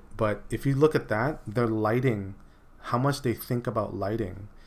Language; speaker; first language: English; early bilingual, other home language; Filipino